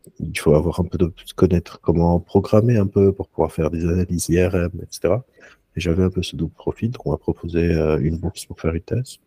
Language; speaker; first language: French; non-native, local second language; Arabic